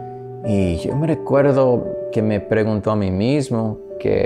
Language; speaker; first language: Spanish; non-native, learner; English